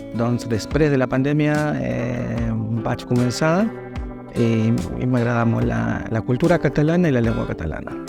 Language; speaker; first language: Catalan; non-native, learner; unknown